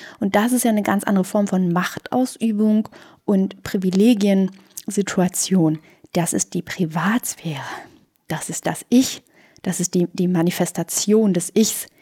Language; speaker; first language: German; early bilingual, other home language; Persian